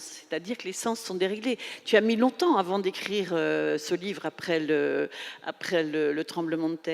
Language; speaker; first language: French; native; French